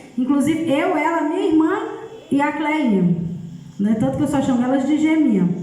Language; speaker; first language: Portuguese; native; Portuguese